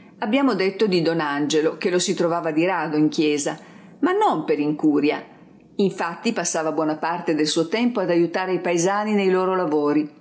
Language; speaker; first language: Italian; native; Italian